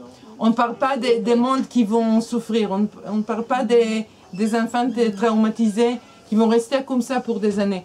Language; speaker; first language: French; non-native, fluent; Hebrew